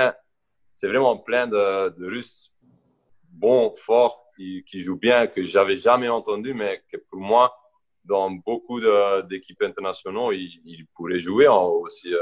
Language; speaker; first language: French; non-native, local second language; Dutch